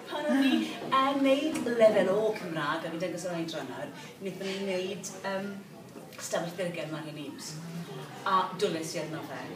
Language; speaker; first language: Welsh; native; Welsh